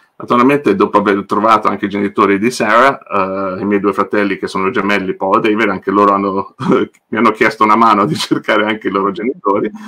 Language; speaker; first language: Italian; early bilingual, other home language; English